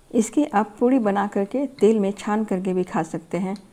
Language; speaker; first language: Hindi; native; Hindi